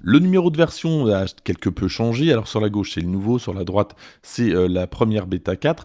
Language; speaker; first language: French; native; French